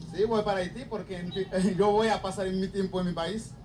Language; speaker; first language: Spanish; non-native, learner; Haitian Creole